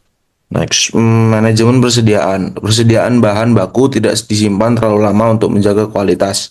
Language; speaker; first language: Indonesian; native; Indonesian